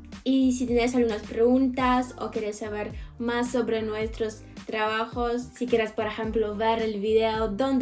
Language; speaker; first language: Spanish; non-native, fluent; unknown